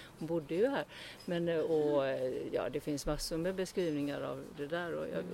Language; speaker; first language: Swedish; early bilingual, other home language; Estonian